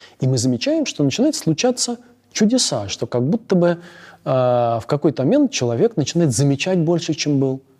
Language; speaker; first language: Russian; native; Russian